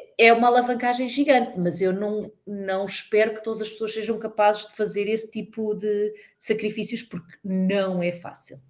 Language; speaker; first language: Portuguese; native; Portuguese